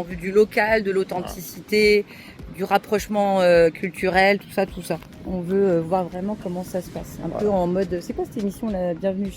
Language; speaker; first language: French; native; French